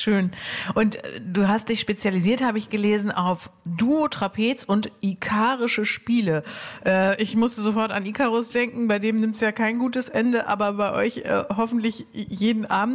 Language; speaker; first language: German; native; German